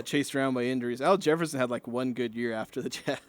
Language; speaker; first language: English; native; English